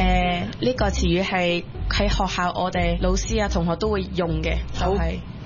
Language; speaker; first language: Chinese; early bilingual, other home language; Vietnamese